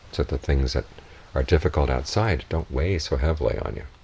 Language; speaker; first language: English; native; English